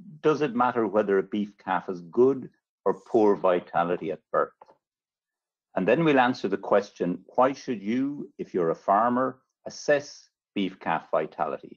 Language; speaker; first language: English; native; English